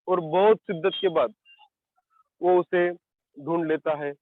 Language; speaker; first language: Hindi; non-native, local second language; Marathi